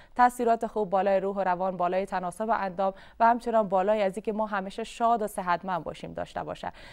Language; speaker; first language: Persian; native; Persian